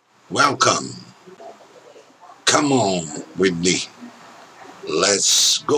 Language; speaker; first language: English; non-native, learner; Portuguese